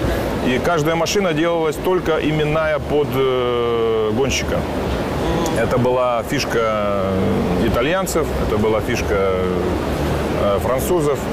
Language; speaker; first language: Russian; native; Russian